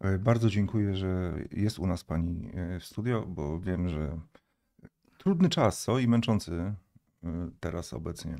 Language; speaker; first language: Polish; native; Polish